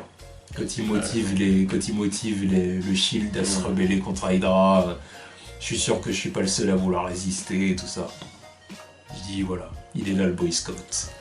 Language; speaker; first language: French; native; French